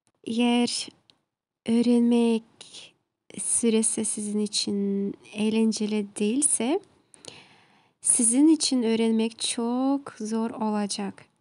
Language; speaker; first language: Turkish; non-native, learner; Kazakh